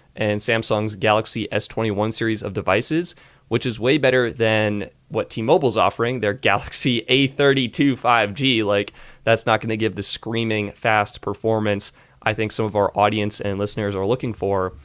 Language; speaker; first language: English; native; English